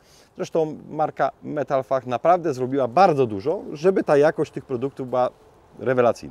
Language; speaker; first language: Polish; native; Polish